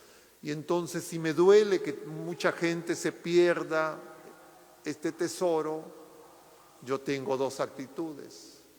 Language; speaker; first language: Spanish; native; Spanish